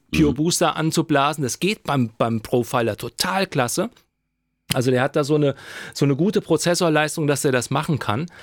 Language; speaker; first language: German; native; German